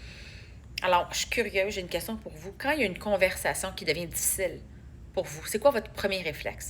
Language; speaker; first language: French; native; French